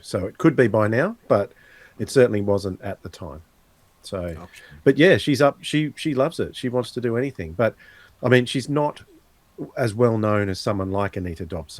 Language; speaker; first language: English; native; English